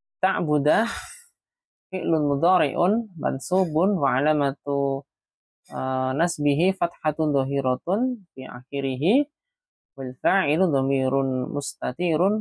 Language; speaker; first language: Arabic; non-native, fluent; Indonesian